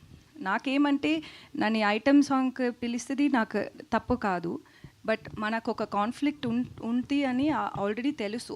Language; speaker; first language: Telugu; non-native, learner; Tamil